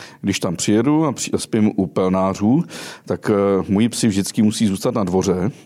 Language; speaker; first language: Czech; native; Czech